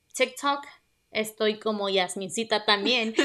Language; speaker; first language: Spanish; native; Spanish